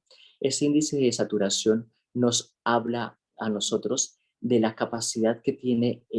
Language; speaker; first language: Spanish; native; Spanish